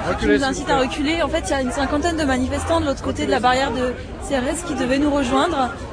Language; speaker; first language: French; native; French